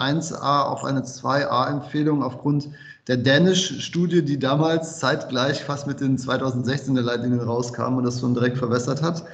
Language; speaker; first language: German; native; German